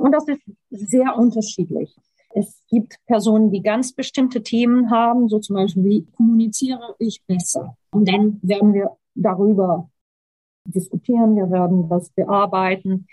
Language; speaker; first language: German; non-native, fluent; Portuguese